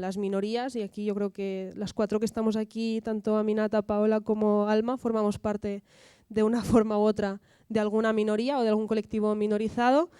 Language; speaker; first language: Spanish; native; Spanish